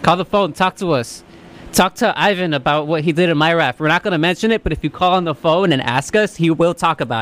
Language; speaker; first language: English; early bilingual, other home language; Spanish